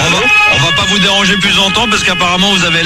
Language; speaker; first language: French; native; French